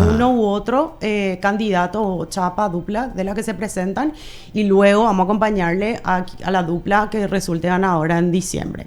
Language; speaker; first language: Spanish; native; Spanish